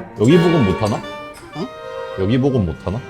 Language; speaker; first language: Korean; native; Korean